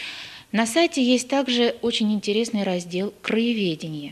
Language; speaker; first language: Russian; native; Russian